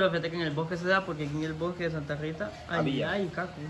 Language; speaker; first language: Spanish; native; Spanish